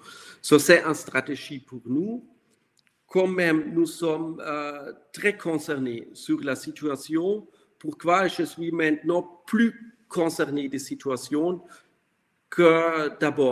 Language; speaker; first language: French; non-native, fluent; German